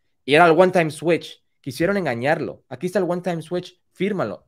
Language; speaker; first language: Spanish; early bilingual, heritage; Spanish